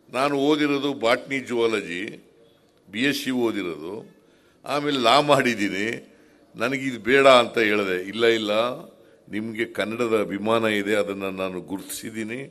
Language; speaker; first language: Kannada; native; Kannada